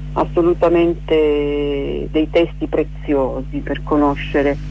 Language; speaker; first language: Italian; early bilingual, other home language; Armenian